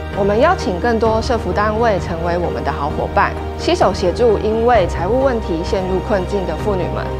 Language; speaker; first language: Chinese; native; Chinese